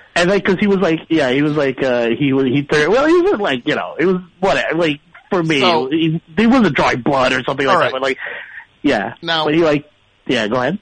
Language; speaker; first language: English; early bilingual, other home language; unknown